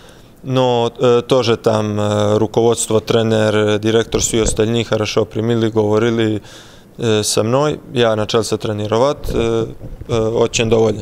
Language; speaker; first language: Russian; non-native, learner; Serbian